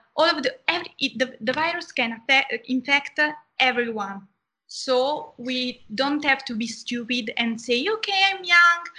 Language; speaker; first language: English; non-native, fluent; Italian